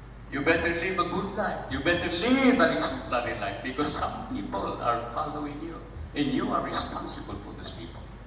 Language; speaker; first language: English; non-native, local second language; Filipino